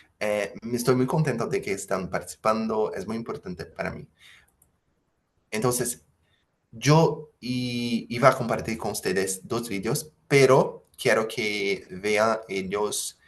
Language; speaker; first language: Spanish; non-native, fluent; Portuguese